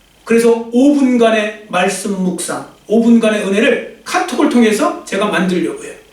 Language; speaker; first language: Korean; native; Korean